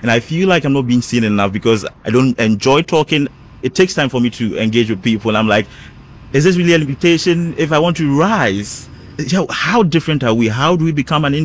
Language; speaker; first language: English; non-native, local second language; Ewe